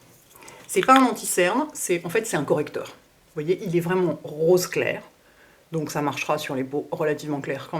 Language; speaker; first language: French; native; French